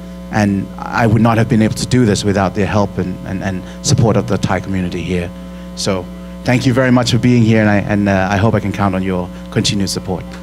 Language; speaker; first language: English; early bilingual, other home language; Thai